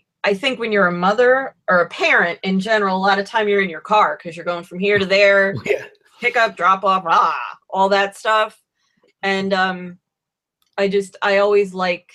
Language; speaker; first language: English; native; English